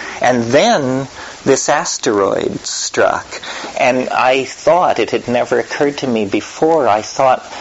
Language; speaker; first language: English; native; English